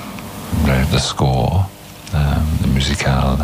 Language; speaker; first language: French; non-native, learner; English